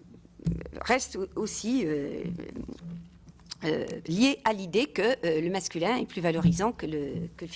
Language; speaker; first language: French; native; French